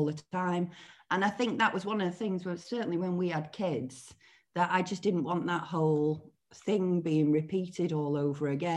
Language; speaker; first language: English; native; English